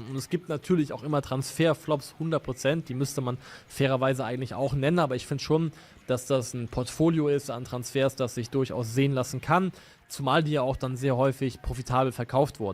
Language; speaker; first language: German; native; German